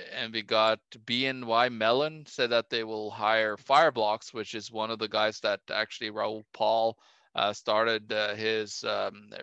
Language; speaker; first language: English; non-native, fluent; Norwegian